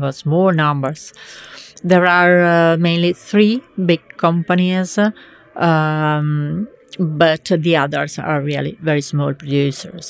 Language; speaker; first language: English; non-native, fluent; Italian